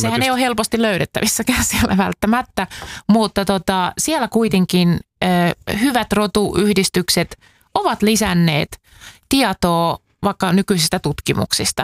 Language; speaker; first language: Finnish; native; Finnish